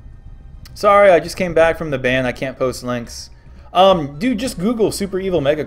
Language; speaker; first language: English; native; English